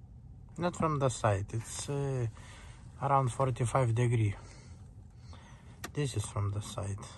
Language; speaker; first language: English; non-native, learner; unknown